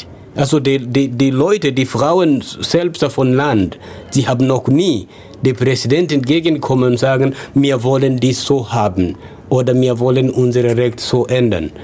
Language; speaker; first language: German; non-native, fluent; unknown